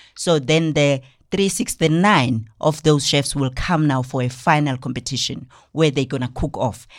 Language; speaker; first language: English; non-native, local second language; Zulu